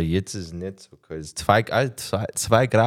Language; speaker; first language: German; non-native, learner; English